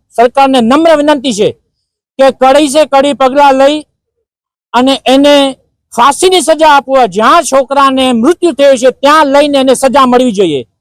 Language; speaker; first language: Gujarati; non-native, local second language; Sindhi